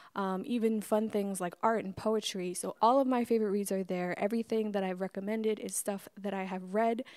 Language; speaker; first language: English; native; English